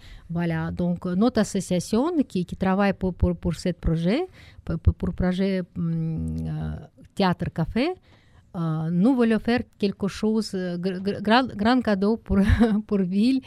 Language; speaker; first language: French; non-native, learner; Russian